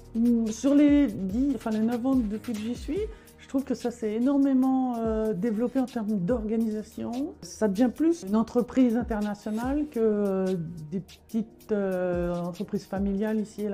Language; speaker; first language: French; native; French